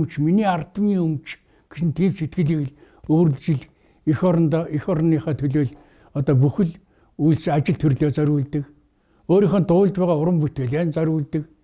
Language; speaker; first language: Mongolian; native; Mongolian